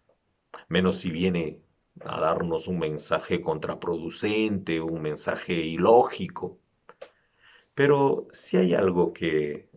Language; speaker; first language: Spanish; native; Spanish